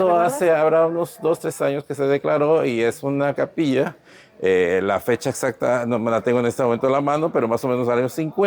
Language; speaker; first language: Spanish; native; Spanish